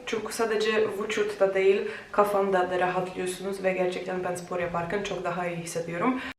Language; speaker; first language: Turkish; non-native, fluent; Polish